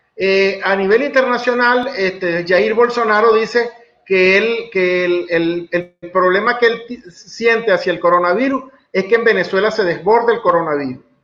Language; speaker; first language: Spanish; native; Spanish